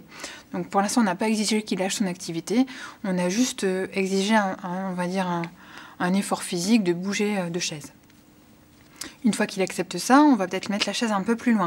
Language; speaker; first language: French; native; French